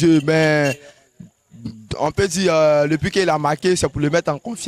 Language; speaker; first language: French; non-native, local second language; Wolof